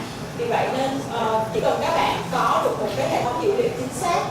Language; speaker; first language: Vietnamese; native; Vietnamese